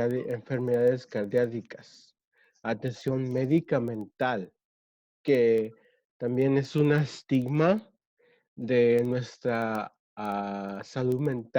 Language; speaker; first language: Spanish; early bilingual, other home language; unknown